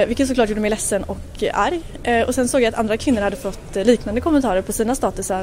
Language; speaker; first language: Swedish; native; Swedish